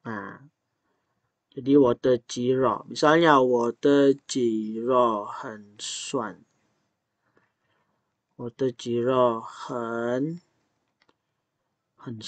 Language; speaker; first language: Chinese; non-native, fluent; Indonesian